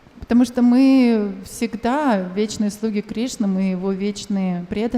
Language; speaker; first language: Russian; native; Russian